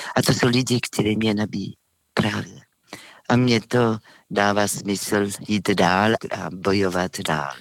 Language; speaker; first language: Czech; non-native, fluent; French